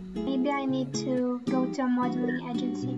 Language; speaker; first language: English; non-native, fluent; Tatar